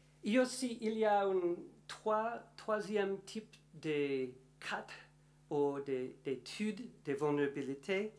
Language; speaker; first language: French; non-native, learner; English